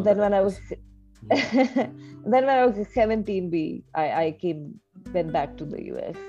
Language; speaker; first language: English; non-native, local second language; Hindi